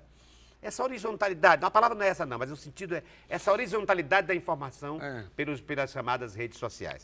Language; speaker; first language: Portuguese; native; Portuguese